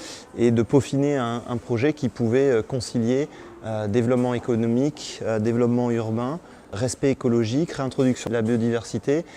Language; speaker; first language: French; native; French